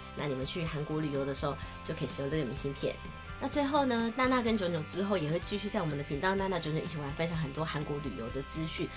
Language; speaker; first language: Chinese; native; Chinese